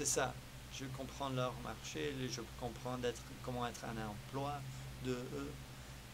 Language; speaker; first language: French; early bilingual, heritage; French